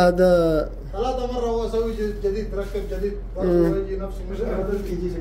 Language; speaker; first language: Arabic; non-native, learner; Filipino